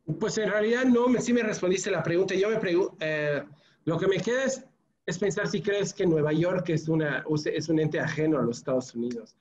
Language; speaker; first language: Spanish; native; Spanish